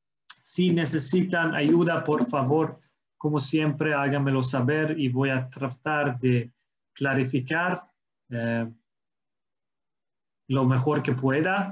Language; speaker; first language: Spanish; non-native, fluent; English